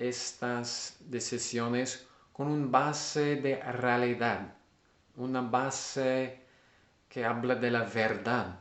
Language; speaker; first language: Spanish; non-native, learner; English